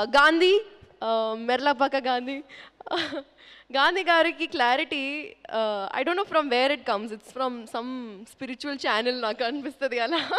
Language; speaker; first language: Telugu; non-native, fluent; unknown